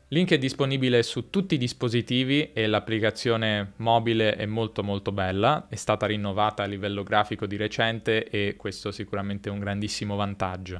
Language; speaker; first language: Italian; native; Italian